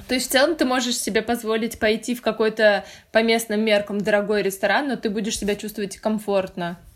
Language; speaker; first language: Russian; native; Russian